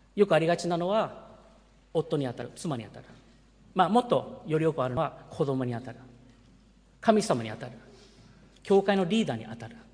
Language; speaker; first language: Japanese; early bilingual, heritage; Japanese